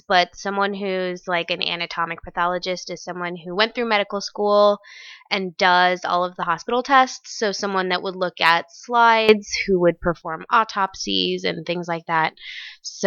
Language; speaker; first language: English; native; English